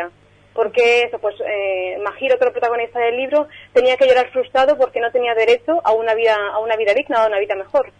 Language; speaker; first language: Spanish; native; Spanish